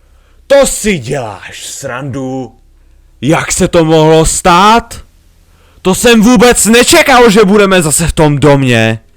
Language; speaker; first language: Czech; native; Czech